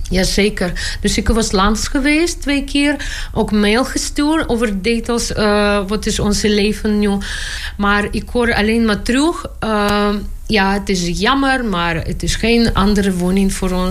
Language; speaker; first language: Dutch; non-native, learner; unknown